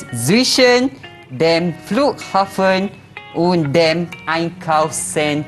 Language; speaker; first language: German; non-native, fluent; Malay